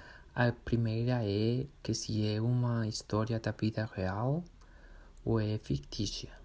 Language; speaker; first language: Portuguese; non-native, learner; Spanish